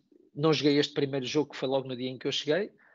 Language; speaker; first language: Portuguese; native; Portuguese